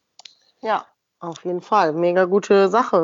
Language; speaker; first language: German; native; German